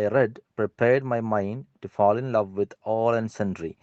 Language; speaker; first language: English; non-native, local second language; Malayalam